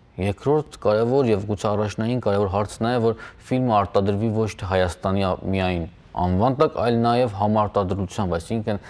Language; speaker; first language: Armenian; native; Armenian